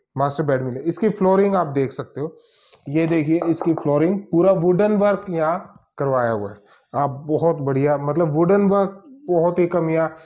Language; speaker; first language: Hindi; native; Hindi